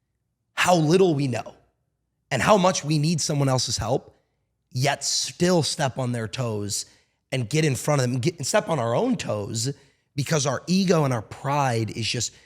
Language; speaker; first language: English; native; English